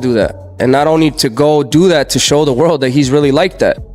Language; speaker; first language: English; native; English